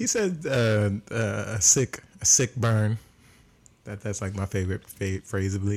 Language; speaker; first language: English; native; English